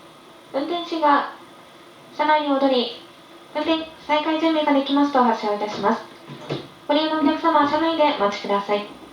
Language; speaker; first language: Japanese; native; Japanese